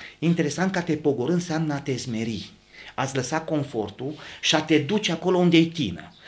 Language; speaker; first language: Romanian; native; Romanian